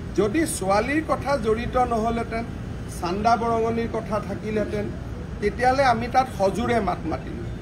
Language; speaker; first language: Assamese; native; Assamese